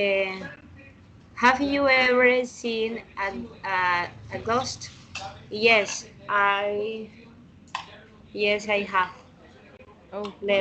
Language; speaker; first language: English; non-native, learner; Spanish